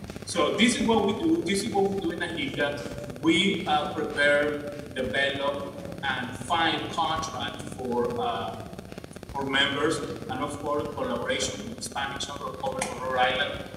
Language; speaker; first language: English; non-native, fluent; Spanish